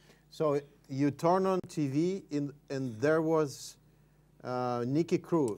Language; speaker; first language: English; non-native, fluent; Russian